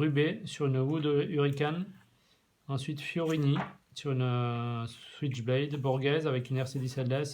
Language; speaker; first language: French; native; French